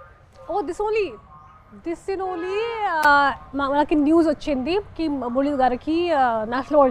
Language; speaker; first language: Telugu; non-native, fluent; Hindi